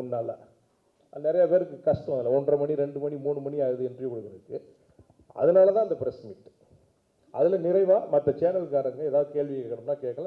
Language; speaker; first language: Tamil; native; Tamil